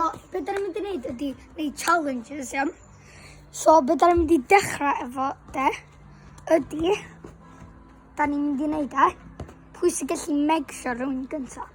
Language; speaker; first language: Welsh; native; Welsh